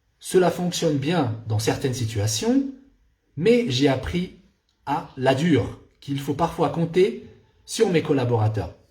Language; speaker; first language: French; non-native, local second language; Arabic